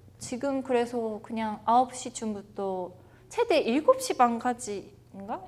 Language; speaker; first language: Korean; non-native, fluent; Japanese